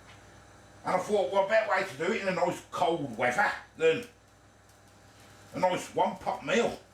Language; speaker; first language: English; native; English